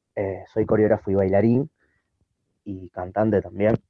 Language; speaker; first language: Spanish; native; Spanish